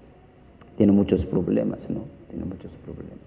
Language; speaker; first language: Spanish; non-native, learner; Korean